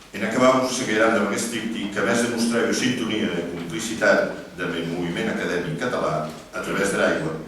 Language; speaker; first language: Catalan; non-native, local second language; Occitan